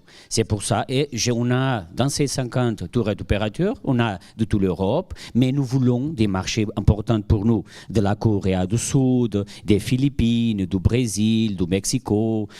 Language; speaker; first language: French; non-native, fluent; Portuguese